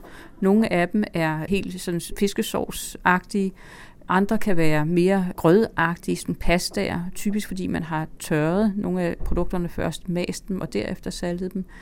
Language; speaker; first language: Danish; native; Danish